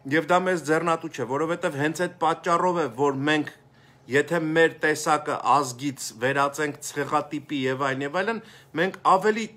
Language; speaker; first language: Armenian; native; Armenian